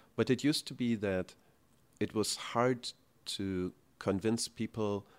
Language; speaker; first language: English; non-native, fluent; German